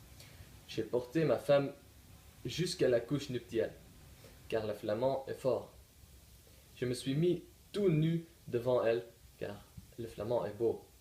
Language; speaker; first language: French; non-native, learner; Dutch